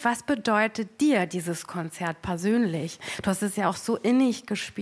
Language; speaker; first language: German; native; German